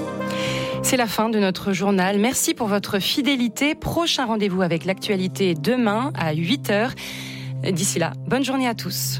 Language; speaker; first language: French; native; French